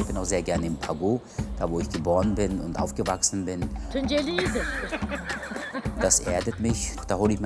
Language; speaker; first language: German; native; German